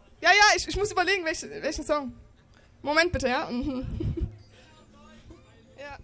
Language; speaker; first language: German; non-native, learner; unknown